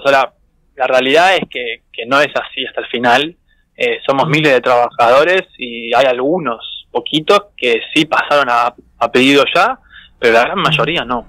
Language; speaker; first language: Spanish; native; Spanish